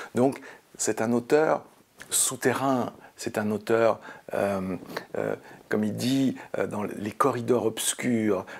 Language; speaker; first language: French; native; French